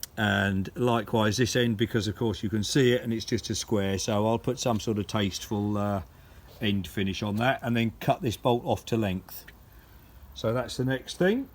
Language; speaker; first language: English; native; English